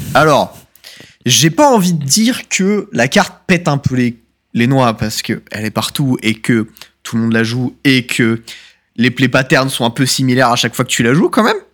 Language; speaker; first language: French; native; French